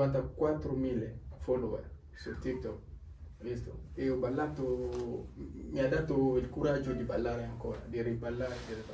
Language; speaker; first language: Italian; non-native, learner; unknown